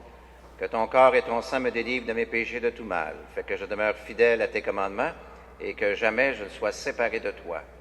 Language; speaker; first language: French; native; French